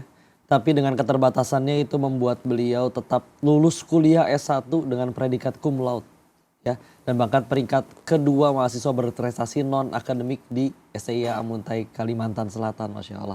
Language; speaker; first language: Indonesian; native; Indonesian